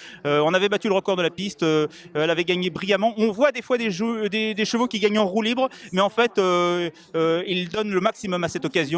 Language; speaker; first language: French; native; French